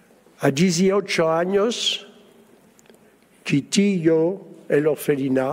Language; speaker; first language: Spanish; early bilingual, heritage; Spanish